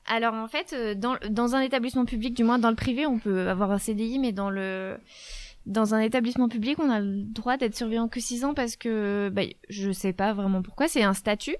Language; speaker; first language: French; native; French